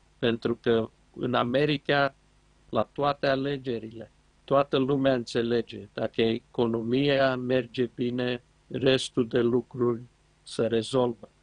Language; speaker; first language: Romanian; native; Romanian